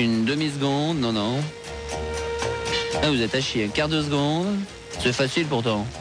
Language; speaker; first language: French; native; French